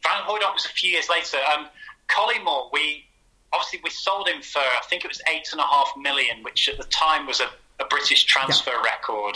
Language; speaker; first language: English; native; English